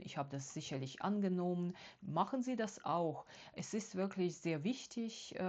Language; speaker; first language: German; non-native, fluent; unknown